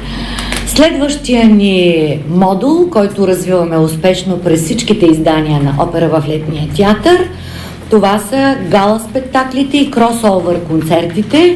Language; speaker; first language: Bulgarian; native; Bulgarian